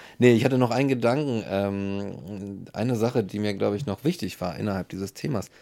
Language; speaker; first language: German; native; German